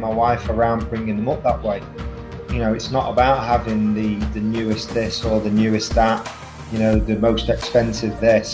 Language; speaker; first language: English; native; English